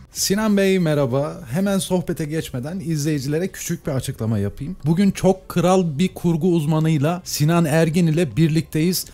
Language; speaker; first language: Turkish; native; Turkish